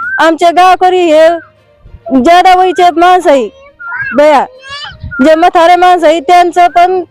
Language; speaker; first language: Marathi; non-native, local second language; Lambadi